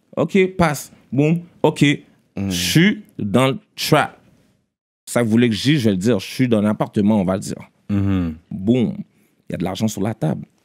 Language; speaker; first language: French; early bilingual, other home language; Haitian Creole